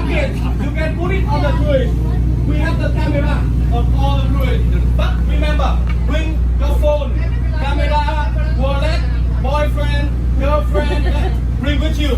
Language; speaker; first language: English; non-native, learner; Vietnamese